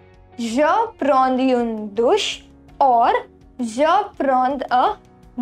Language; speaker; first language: French; non-native, fluent; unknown